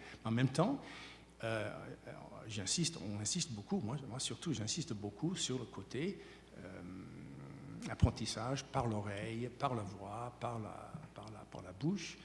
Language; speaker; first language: French; native; French